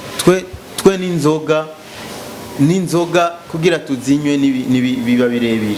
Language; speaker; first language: Rundi; native; Rundi